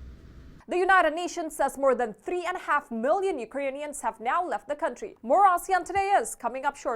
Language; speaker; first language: English; non-native, fluent; Indonesian